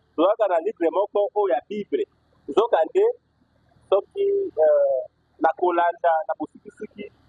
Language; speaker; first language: Lingala; non-native, local second language; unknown